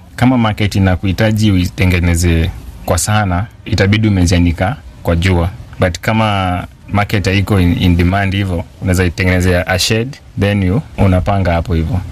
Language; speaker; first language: Swahili; native; Swahili